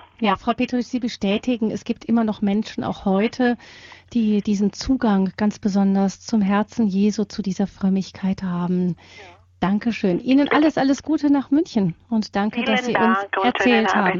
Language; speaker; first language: German; native; German